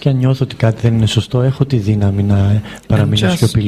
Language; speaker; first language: Greek; native; Greek